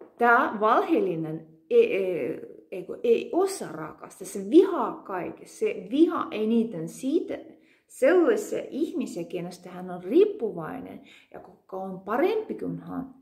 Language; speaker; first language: Finnish; non-native, fluent; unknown